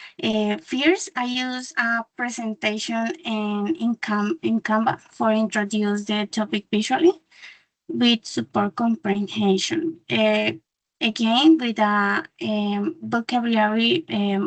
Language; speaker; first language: English; non-native, learner; Spanish